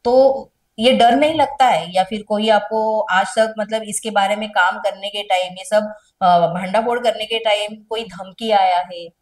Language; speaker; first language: Hindi; non-native, local second language; Marathi